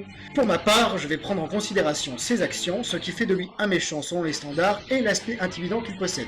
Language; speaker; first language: French; native; French